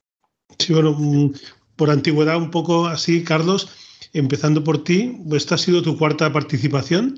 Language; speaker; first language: Spanish; native; Spanish